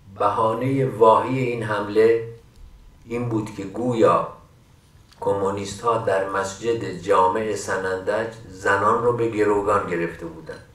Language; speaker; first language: Persian; non-native, local second language; Central Kurdish